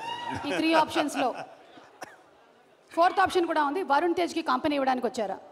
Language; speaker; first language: Telugu; native; Telugu